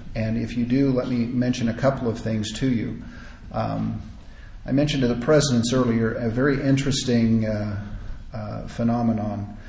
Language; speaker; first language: English; native; English